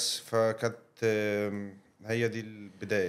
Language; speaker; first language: Arabic; native; Arabic